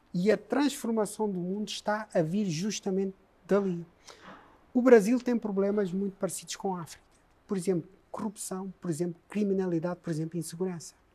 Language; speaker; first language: Portuguese; native; Portuguese